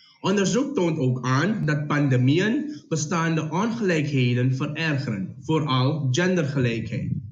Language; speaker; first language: Dutch; native; Dutch